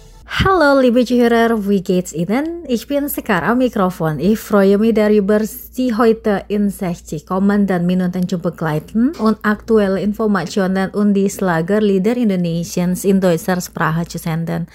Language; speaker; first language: German; non-native, fluent; Indonesian